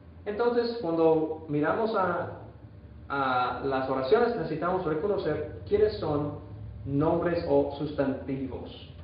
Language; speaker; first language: Spanish; non-native, fluent; English